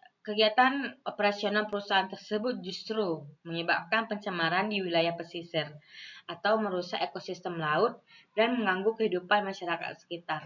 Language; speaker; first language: Indonesian; non-native, local second language; Balinese